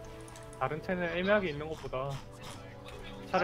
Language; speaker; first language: Korean; native; Korean